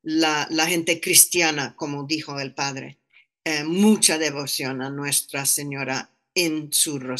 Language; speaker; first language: Spanish; non-native, fluent; English